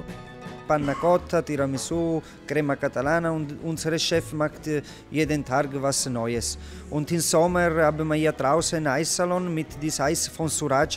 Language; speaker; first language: German; non-native, learner; Italian